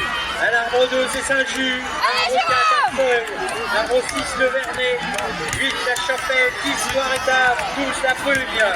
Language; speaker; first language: French; native; French